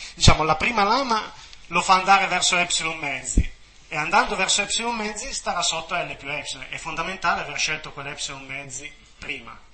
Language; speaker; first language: Italian; native; Italian